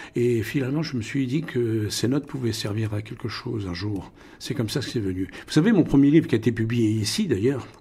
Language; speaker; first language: French; non-native, local second language; Russian